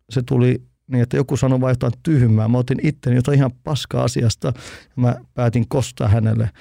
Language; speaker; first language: Finnish; early bilingual, heritage; Finnish